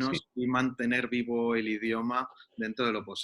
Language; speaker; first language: Spanish; native; Spanish